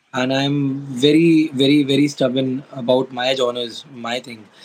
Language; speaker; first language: English; non-native, local second language; Hindi